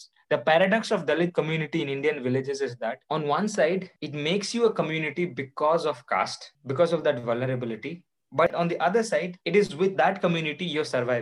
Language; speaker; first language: English; non-native, local second language; Odia